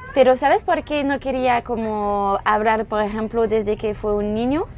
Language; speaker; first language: Spanish; non-native, learner; French